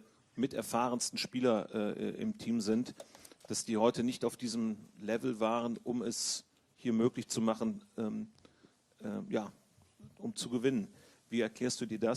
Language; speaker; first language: German; native; German